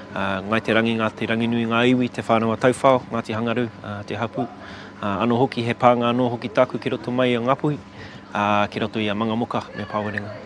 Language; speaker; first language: Māori; non-native, local second language; English